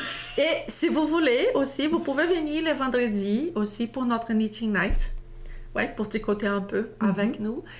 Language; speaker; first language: French; non-native, fluent; Portuguese